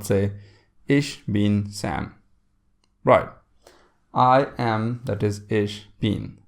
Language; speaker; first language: German; non-native, learner; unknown